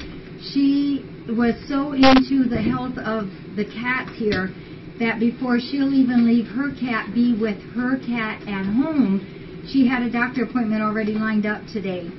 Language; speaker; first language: English; native; English